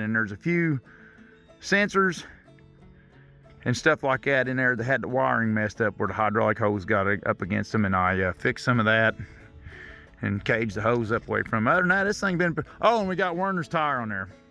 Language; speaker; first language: English; native; English